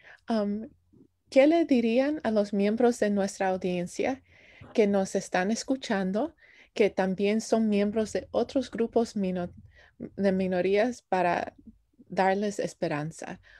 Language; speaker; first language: Spanish; early bilingual, heritage; Spanish